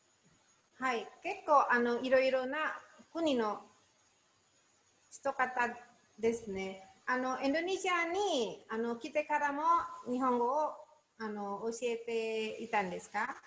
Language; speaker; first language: Japanese; non-native, learner; Indonesian